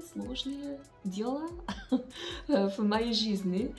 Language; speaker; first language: Russian; non-native, learner; English